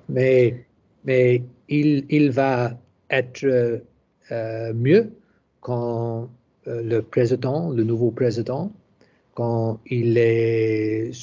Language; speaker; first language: French; non-native, learner; English